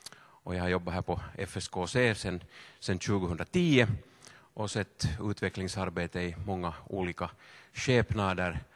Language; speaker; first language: Swedish; native; Swedish